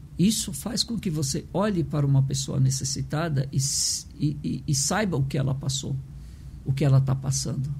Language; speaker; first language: Portuguese; early bilingual, other home language; Arabic